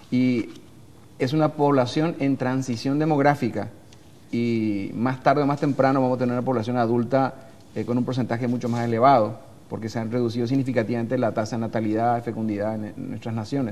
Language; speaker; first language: Spanish; native; Spanish